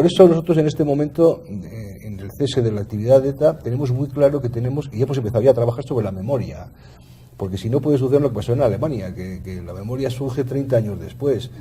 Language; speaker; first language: Spanish; native; Spanish